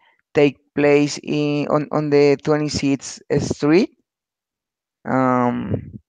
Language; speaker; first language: English; non-native, learner; Spanish